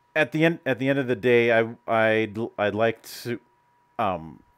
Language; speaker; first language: English; native; English